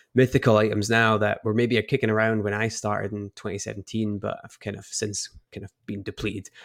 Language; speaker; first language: English; native; English